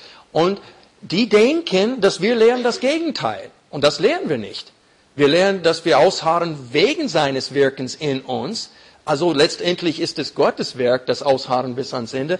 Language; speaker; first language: German; non-native, fluent; English